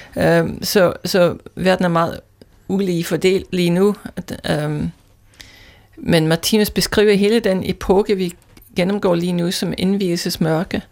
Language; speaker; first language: Danish; non-native, fluent; English